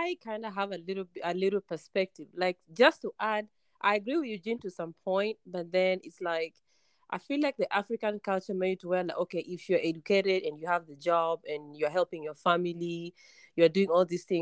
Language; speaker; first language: English; non-native, local second language; Luo (Kenya and Tanzania)